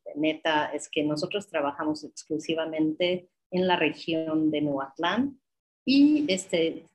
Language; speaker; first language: Spanish; non-native, fluent; English